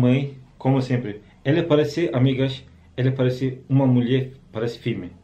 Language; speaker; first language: Portuguese; non-native, learner; Turkish